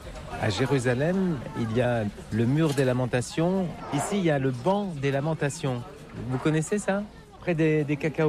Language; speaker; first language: French; native; French